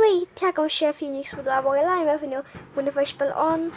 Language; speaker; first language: Polish; early bilingual, heritage; Polish